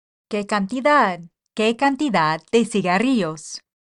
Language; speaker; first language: Spanish; non-native, fluent; English